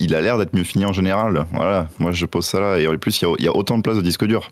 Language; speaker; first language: French; native; French